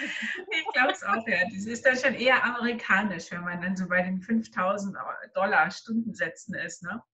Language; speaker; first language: German; native; German